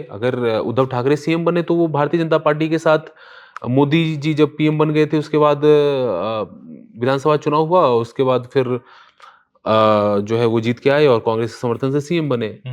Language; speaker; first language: Hindi; non-native, local second language; Maithili